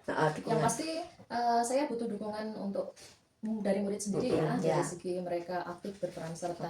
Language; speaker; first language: Indonesian; native; Indonesian